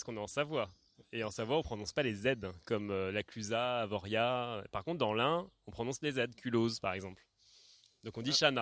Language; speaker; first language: French; native; French